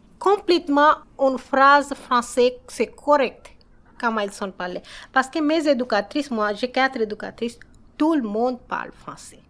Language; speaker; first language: French; non-native, learner; Bangla